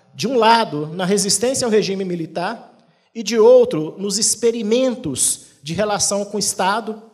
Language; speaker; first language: Portuguese; native; Portuguese